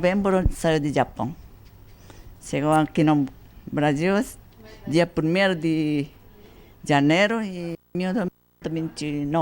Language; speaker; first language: Portuguese; early bilingual, other home language; Japanese